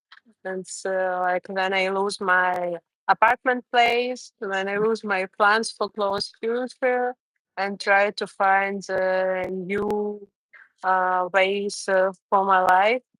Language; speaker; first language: English; non-native, learner; Russian